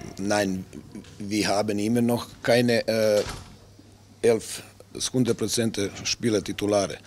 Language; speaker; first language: German; non-native, fluent; Serbian